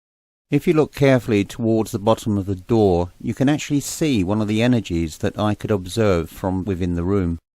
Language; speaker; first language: English; native; English